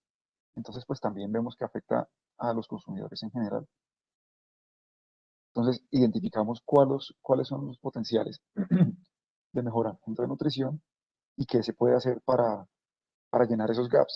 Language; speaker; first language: Spanish; native; Spanish